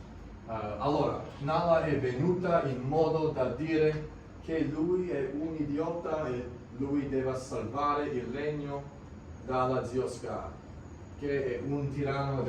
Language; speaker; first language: Italian; non-native, learner; English